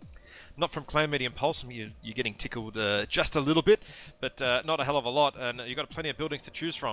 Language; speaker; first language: English; native; English